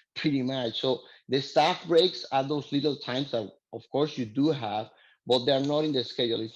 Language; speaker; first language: English; non-native, fluent; Spanish